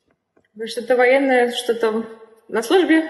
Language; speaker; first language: Russian; native; Russian